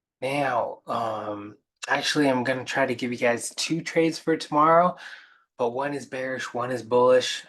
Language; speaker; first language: English; native; English